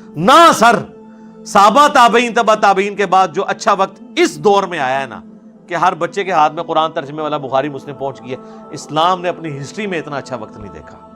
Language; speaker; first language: Urdu; non-native, local second language; Punjabi